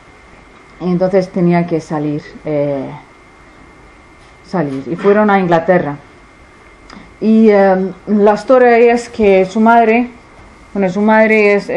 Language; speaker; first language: Spanish; non-native, fluent; Icelandic